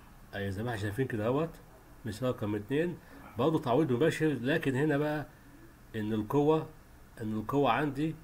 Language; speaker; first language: Arabic; native; Arabic